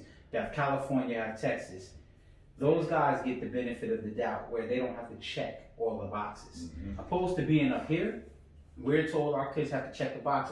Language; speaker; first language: English; native; English